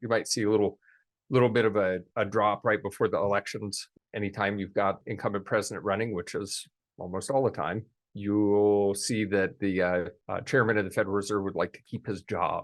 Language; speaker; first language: English; native; English